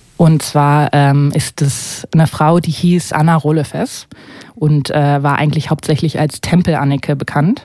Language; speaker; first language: German; native; German